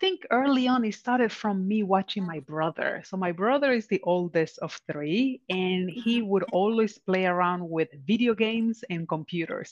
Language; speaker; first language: English; non-native, fluent; Spanish